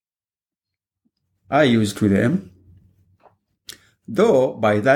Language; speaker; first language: English; non-native, local second language; Ganda